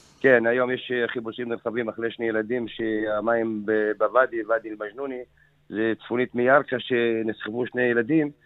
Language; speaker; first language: Hebrew; non-native, local second language; Arabic